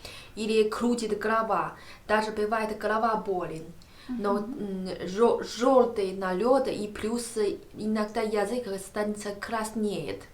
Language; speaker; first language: Russian; non-native, learner; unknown